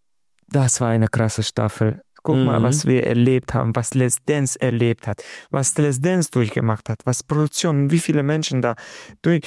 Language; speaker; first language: German; non-native, learner; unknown